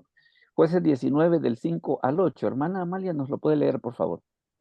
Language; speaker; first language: Spanish; native; Spanish